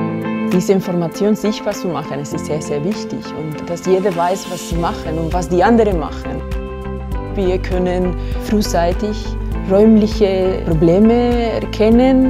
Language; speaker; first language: German; non-native, fluent; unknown